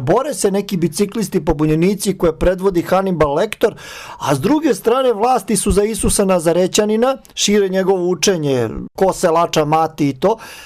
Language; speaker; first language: Bosnian; native; Bosnian